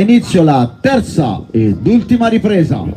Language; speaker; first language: Italian; native; Italian